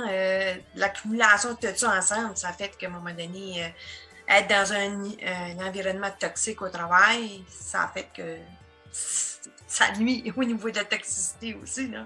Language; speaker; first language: French; native; French